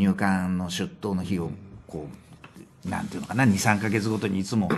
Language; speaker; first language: Japanese; native; Japanese